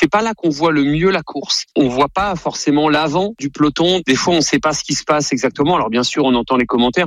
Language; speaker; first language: French; native; French